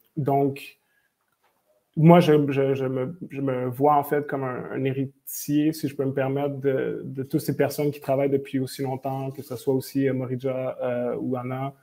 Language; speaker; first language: French; native; French